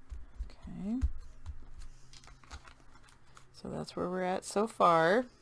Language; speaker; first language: English; native; English